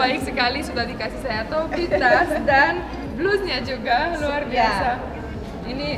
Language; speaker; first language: Indonesian; non-native, fluent; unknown